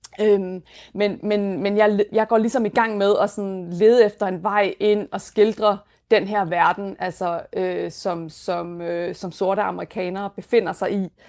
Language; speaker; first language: Danish; native; Danish